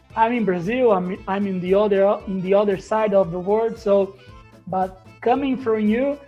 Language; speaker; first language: English; non-native, fluent; Portuguese